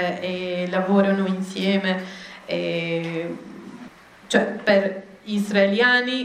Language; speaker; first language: Italian; non-native, fluent; Hebrew